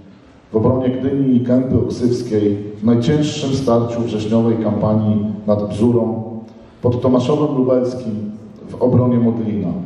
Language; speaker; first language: Polish; native; Polish